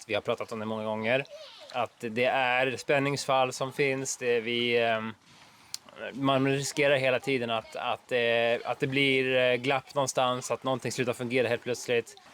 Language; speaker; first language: Swedish; native; Swedish